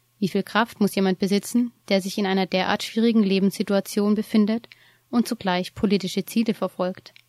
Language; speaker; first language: German; native; German